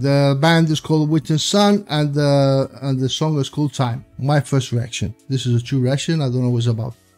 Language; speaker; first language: English; non-native, fluent; Spanish